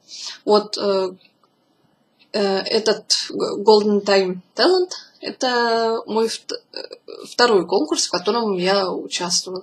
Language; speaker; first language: Russian; non-native, local second language; Kazakh